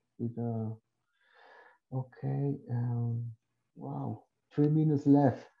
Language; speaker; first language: English; non-native, learner; Spanish